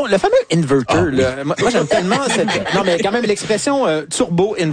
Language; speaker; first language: French; native; French